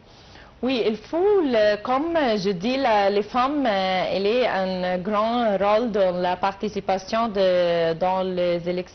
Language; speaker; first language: French; non-native, learner; Arabic